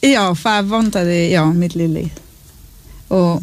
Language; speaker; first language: Icelandic; non-native, learner; French